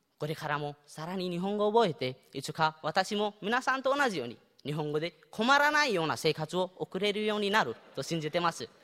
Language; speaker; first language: Japanese; non-native, fluent; Nepali